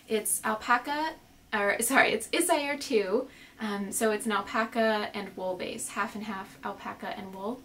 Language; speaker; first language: English; native; English